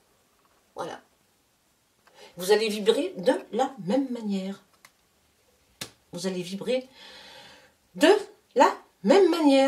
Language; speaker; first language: French; native; French